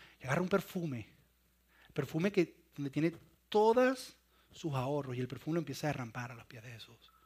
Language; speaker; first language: Spanish; native; Spanish